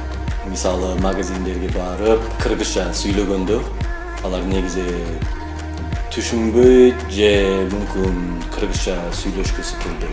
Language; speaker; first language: Kyrgyz; non-native, fluent; English